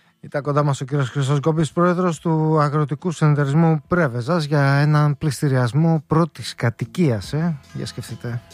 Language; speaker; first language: Greek; native; Greek